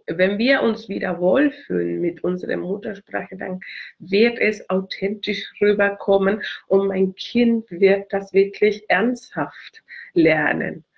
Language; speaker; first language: German; non-native, fluent; Spanish